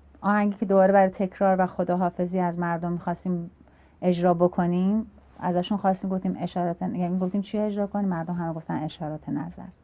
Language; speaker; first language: Persian; native; Persian